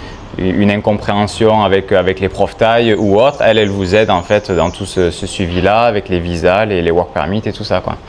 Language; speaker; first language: French; native; French